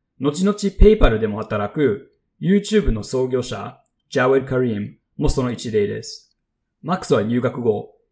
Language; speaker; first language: Japanese; non-native, fluent; English